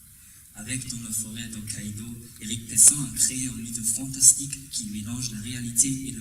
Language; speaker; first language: French; non-native, learner; German